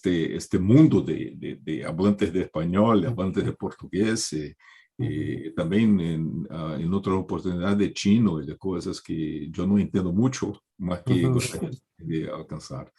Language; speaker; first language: Spanish; non-native, learner; Portuguese